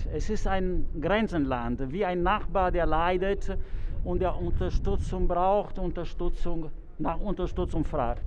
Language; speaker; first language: German; non-native, fluent; Italian